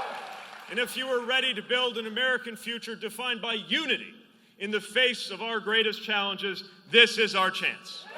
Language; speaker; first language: English; native; English